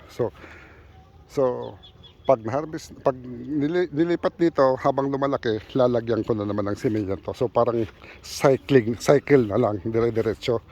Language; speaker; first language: Filipino; non-native, local second language; Iloko